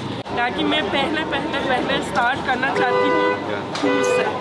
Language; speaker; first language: Hindi; non-native, learner; Turkish